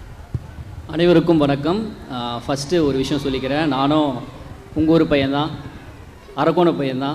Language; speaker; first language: Tamil; native; Tamil